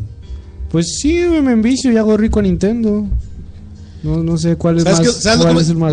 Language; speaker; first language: Spanish; native; Spanish